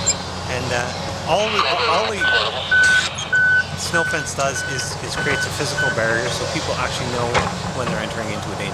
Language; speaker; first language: English; native; English